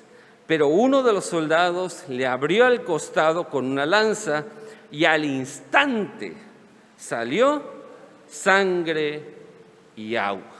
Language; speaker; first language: Spanish; native; Spanish